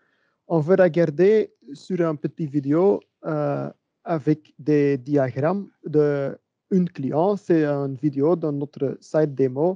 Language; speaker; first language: French; non-native, learner; Dutch